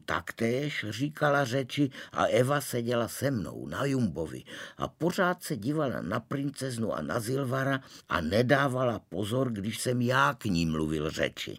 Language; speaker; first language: Czech; native; Czech